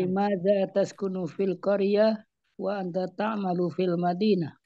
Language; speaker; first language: Arabic; non-native, learner; Indonesian